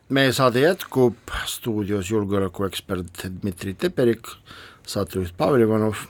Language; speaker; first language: Estonian; non-native, local second language; Russian